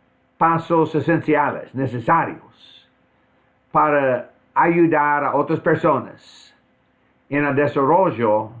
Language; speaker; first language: Spanish; non-native, fluent; English